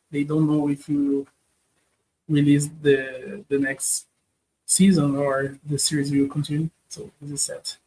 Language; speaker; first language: English; non-native, learner; Portuguese